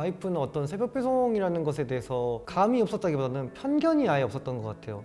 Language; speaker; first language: Korean; native; Korean